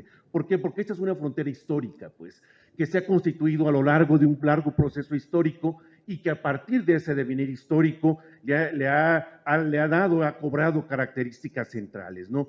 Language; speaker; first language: Spanish; native; Spanish